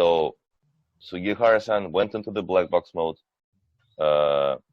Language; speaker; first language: English; non-native, fluent; Russian